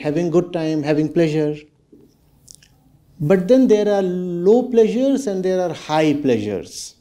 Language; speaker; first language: English; non-native, local second language; Hindi